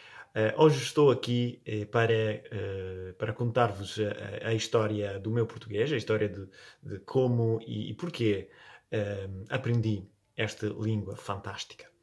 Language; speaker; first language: Portuguese; non-native, fluent; Italian